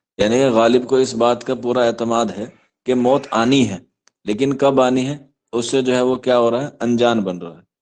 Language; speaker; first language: Urdu; native; Urdu